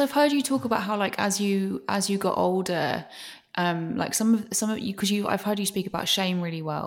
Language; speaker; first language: English; native; English